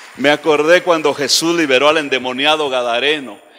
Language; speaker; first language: Spanish; native; Spanish